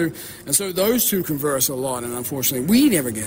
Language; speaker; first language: English; native; English